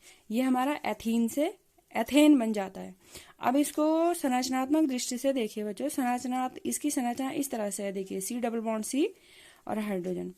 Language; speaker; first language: Hindi; native; Hindi